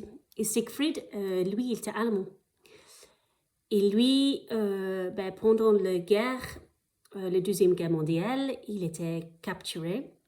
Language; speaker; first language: French; non-native, fluent; English